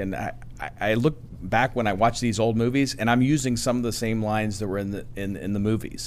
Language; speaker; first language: English; native; English